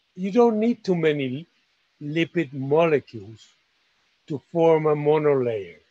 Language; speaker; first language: English; non-native, fluent; Spanish